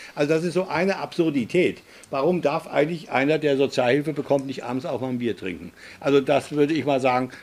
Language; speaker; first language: German; native; German